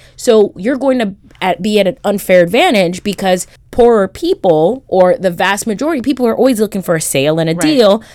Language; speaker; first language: English; early bilingual, other home language; Haitian Creole